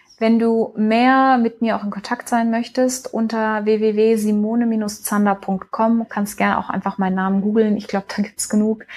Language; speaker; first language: German; early bilingual, heritage; German